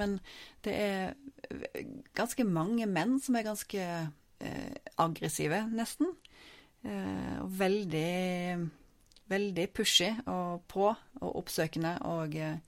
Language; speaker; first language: Norwegian; native; Norwegian